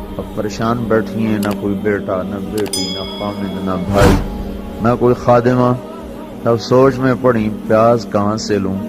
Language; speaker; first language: Urdu; non-native, local second language; Punjabi